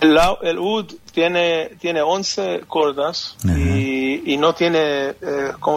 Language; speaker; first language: Spanish; non-native, fluent; Hebrew